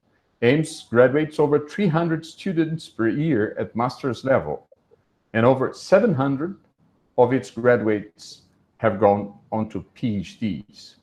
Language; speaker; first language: English; non-native, fluent; Portuguese